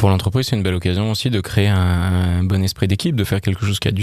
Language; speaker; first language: French; native; French